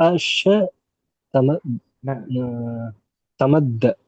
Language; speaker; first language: Arabic; non-native, learner; Tamil